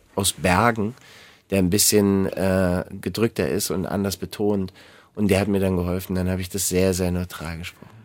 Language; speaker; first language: German; native; German